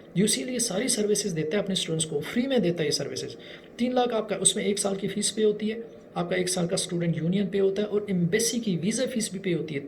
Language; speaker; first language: Urdu; non-native, local second language; Punjabi